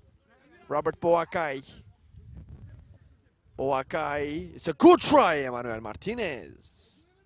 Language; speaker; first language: English; non-native, fluent; Turkish